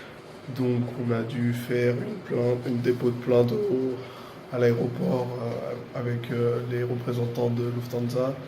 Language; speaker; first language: French; native; French